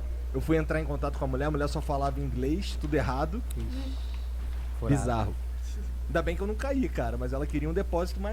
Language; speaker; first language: Portuguese; native; Portuguese